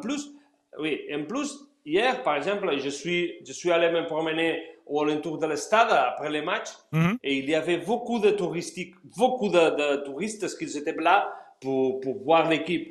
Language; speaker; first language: French; non-native, fluent; Spanish